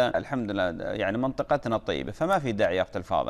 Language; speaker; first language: Arabic; native; Arabic